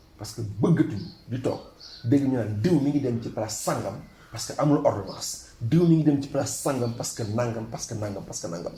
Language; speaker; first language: Wolof; native; Wolof